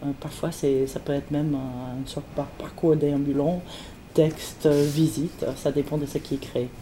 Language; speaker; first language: French; non-native, fluent; English